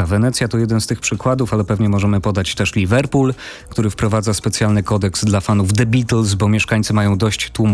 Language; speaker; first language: Polish; native; Polish